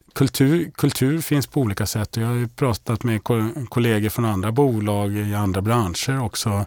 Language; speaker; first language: Swedish; native; Swedish